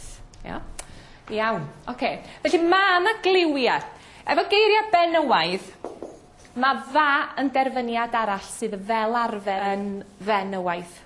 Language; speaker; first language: Welsh; native; Welsh